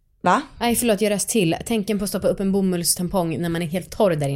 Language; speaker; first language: Swedish; native; Swedish